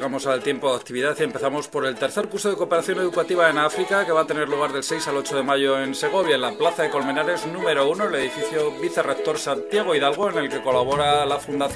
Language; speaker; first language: Spanish; native; Spanish